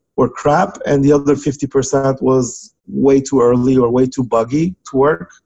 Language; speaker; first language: English; non-native, fluent; Turkish